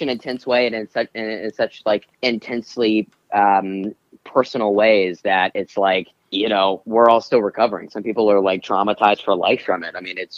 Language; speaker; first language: English; native; English